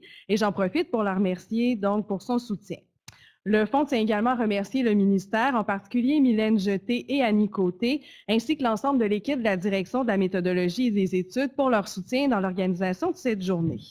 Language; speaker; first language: French; native; French